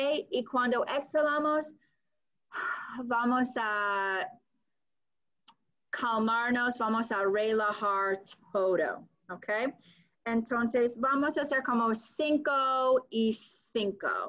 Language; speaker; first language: Spanish; non-native, fluent; English